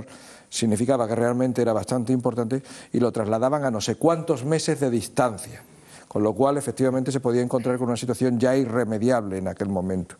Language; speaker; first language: Spanish; native; Spanish